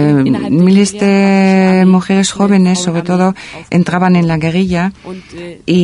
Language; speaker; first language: Spanish; non-native, fluent; German